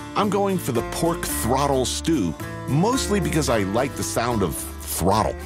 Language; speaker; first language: English; native; English